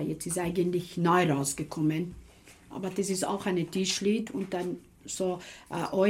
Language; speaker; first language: German; non-native, local second language; Romany